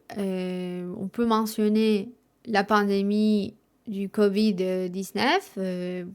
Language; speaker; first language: French; non-native, fluent; Spanish